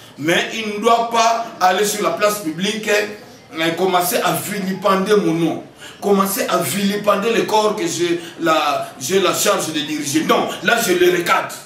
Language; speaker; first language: French; non-native, local second language; Kongo